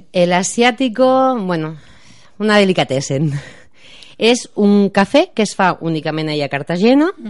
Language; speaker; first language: Catalan; non-native, local second language; Spanish